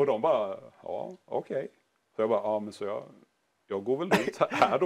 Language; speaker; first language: Swedish; native; Swedish